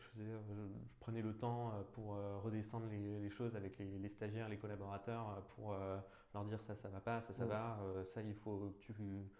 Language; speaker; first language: French; native; French